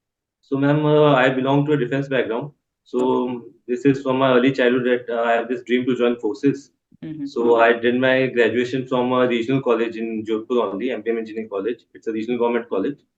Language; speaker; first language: English; non-native, local second language; Hindi